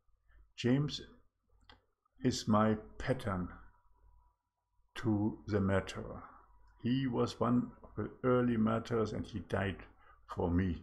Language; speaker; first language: English; non-native, fluent; German